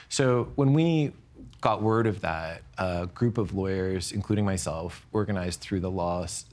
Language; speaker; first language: English; native; English